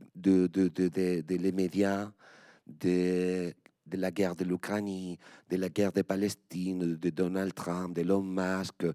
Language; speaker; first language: French; non-native, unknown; Spanish